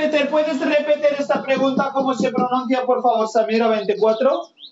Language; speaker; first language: Spanish; non-native, fluent; Arabic